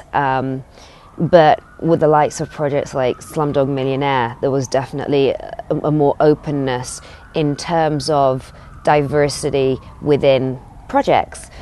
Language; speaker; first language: English; native; English